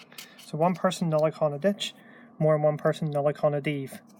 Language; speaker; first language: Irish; non-native, local second language; English